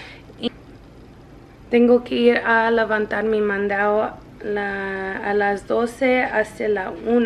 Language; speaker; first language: Spanish; early bilingual, heritage; Spanish